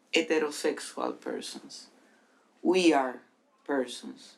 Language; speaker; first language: English; non-native, fluent; Spanish